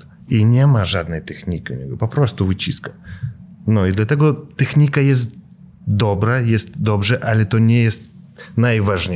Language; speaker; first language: Polish; non-native, fluent; Russian